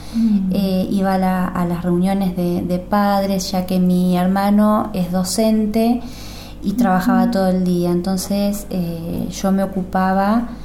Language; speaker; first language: Spanish; native; Spanish